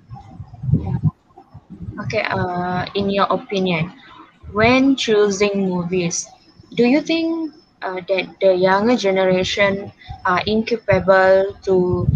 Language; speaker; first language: English; non-native, local second language; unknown